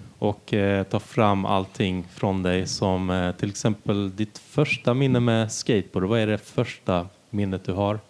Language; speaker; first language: Swedish; native; Swedish